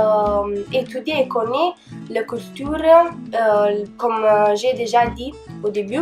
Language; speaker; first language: French; non-native, fluent; Italian